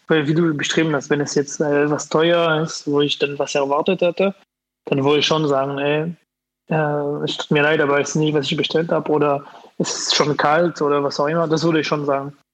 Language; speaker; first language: German; non-native, fluent; French